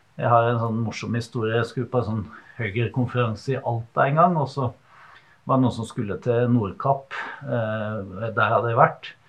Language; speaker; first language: Norwegian; native; Norwegian